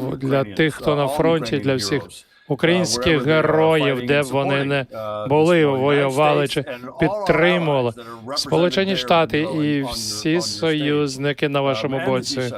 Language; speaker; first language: Ukrainian; non-native, fluent; English